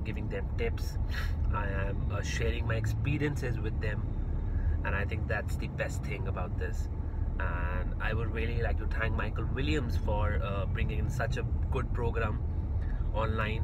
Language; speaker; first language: English; non-native, local second language; Hindi